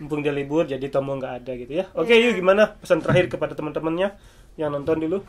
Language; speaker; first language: Indonesian; native; Indonesian